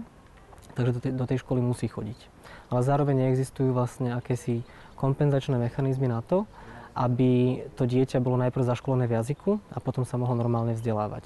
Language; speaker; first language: Slovak; native; Slovak